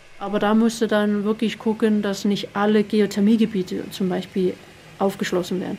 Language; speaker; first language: German; native; German